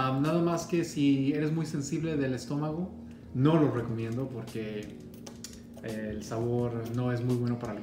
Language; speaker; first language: Spanish; early bilingual, other home language; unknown